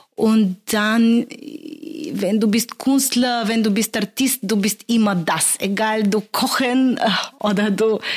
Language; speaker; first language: German; non-native, learner; Bulgarian